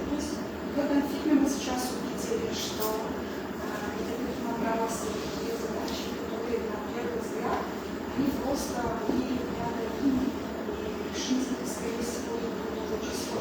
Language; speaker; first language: Russian; non-native, local second language; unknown